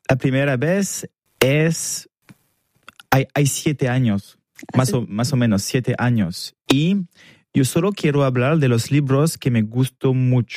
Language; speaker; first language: Spanish; non-native, learner; French